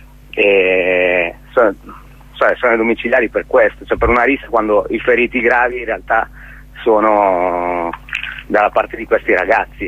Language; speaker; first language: Italian; native; Italian